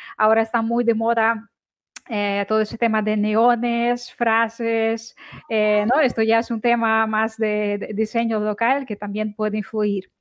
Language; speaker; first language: Spanish; non-native, fluent; Ukrainian